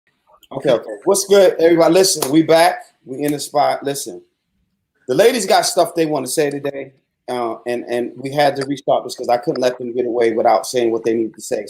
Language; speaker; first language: English; native; English